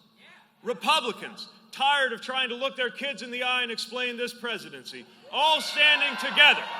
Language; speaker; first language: English; native; English